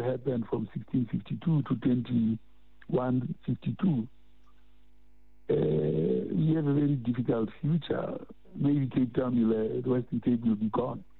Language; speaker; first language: English; non-native, local second language; Southern Sotho